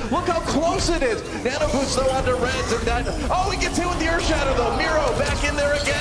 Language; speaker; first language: English; native; English